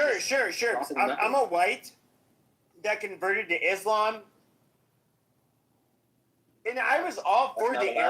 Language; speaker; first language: English; native; English